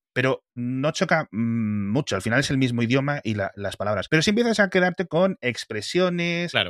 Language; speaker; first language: Spanish; native; Spanish